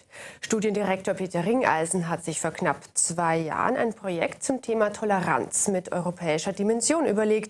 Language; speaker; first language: German; native; German